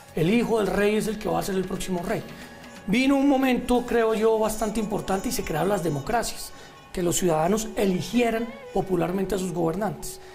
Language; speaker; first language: Spanish; native; Spanish